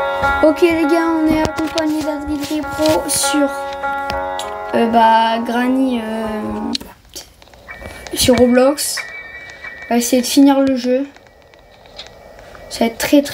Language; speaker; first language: French; native; French